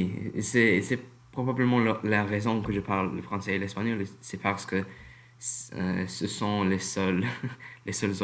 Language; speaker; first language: French; non-native, learner; English